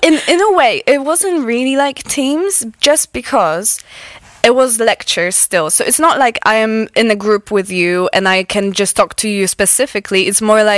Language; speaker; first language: English; non-native, fluent; Polish